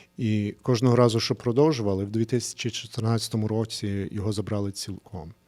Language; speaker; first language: Ukrainian; early bilingual, heritage; English